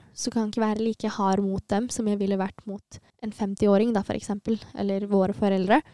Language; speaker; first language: Norwegian; early bilingual, other home language; Tigrinya